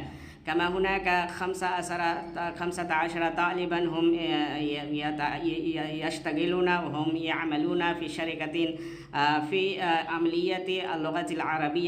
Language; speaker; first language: Arabic; non-native, fluent; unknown